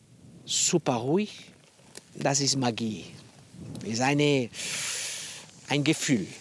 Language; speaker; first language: German; non-native, learner; Spanish